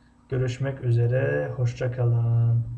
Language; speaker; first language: Turkish; non-native, fluent; Tajik